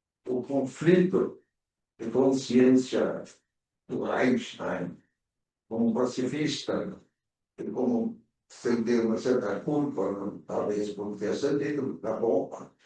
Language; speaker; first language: Portuguese; early bilingual, other home language; German